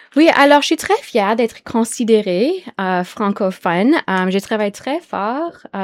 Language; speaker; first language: French; native; French